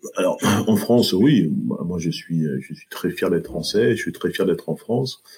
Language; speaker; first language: French; early bilingual, other home language; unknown